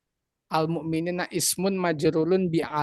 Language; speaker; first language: Arabic; non-native, learner; Indonesian